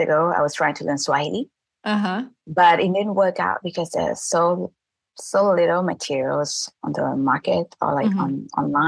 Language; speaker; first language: English; non-native, fluent; Thai